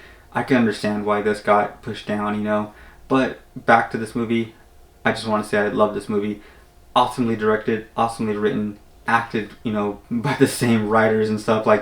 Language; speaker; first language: English; native; English